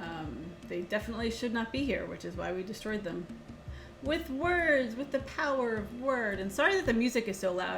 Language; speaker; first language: English; native; English